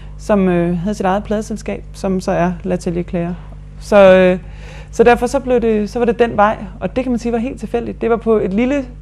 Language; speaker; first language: Danish; native; Danish